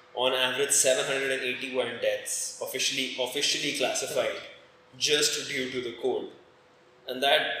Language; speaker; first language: English; non-native, local second language; Hindi